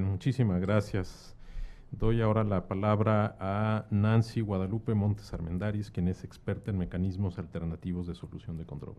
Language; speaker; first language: Spanish; native; Spanish